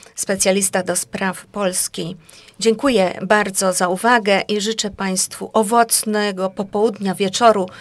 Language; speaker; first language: Polish; non-native, fluent; Hungarian